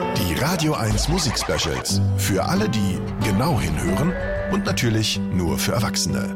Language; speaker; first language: German; native; German